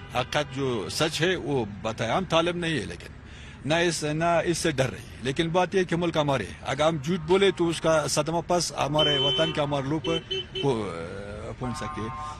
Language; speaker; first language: Hindi; non-native, learner; Persian